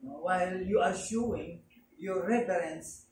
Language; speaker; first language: English; non-native, local second language; Filipino